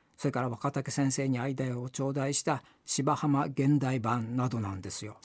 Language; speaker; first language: Japanese; native; Japanese